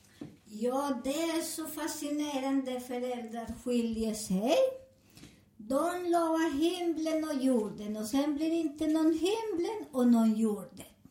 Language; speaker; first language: Swedish; non-native, learner; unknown